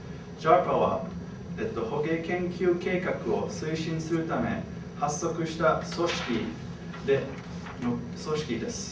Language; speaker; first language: Japanese; non-native, fluent; English